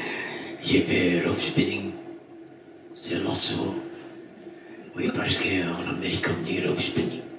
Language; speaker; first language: French; non-native, fluent; Dutch